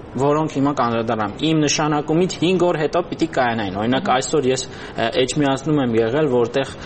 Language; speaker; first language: Armenian; native; Armenian